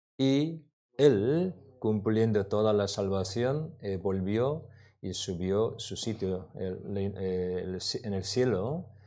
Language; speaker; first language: Spanish; non-native, learner; Korean